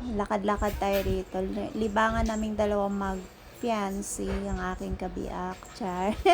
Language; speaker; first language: Filipino; non-native, local second language; Cebuano